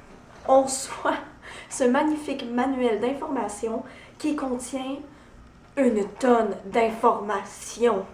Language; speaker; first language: French; native; French